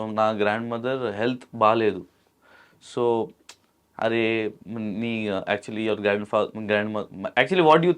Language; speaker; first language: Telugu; non-native, local second language; Urdu